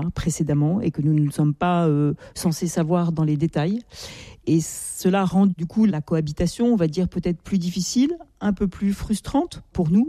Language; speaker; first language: French; native; French